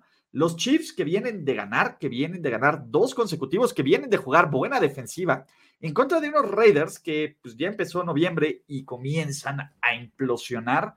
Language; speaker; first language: Spanish; native; Spanish